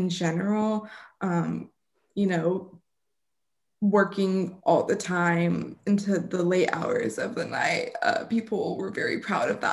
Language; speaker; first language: English; native; English